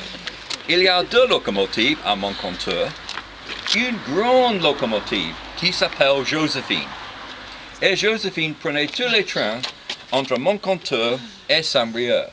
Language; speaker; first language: French; non-native, learner; English